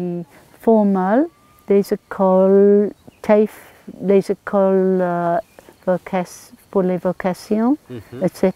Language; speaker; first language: French; non-native, learner; English